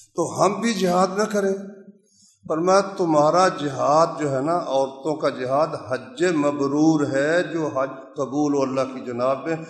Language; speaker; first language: Urdu; non-native, local second language; Punjabi